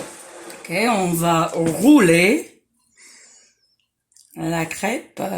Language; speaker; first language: French; non-native, fluent; English